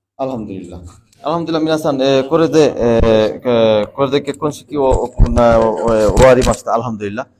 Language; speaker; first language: Japanese; non-native, fluent; Bangla